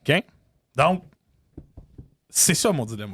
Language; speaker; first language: French; native; French